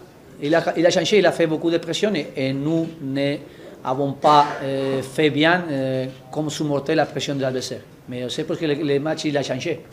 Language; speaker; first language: French; non-native, learner; Spanish